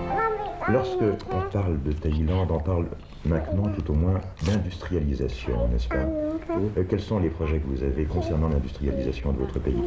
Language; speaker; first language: French; native; French